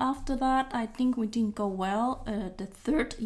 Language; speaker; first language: English; non-native, local second language; Cantonese